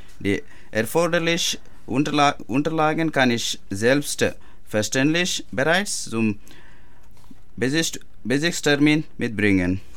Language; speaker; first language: German; non-native, learner; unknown